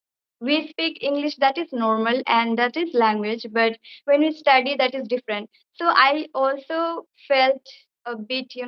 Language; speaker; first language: English; non-native, fluent; Bangla